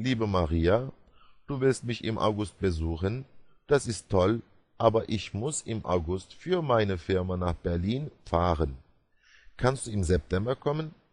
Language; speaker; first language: German; non-native, fluent; Turkish